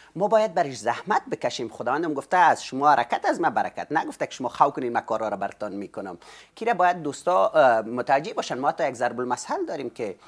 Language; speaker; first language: Persian; native; Persian